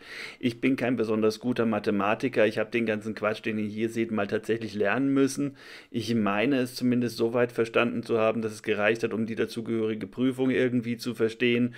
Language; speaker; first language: German; native; German